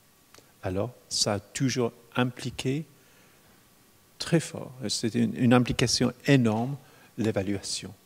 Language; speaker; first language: French; non-native, fluent; English